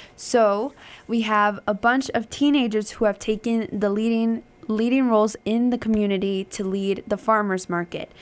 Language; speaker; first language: English; early bilingual, other home language; Spanish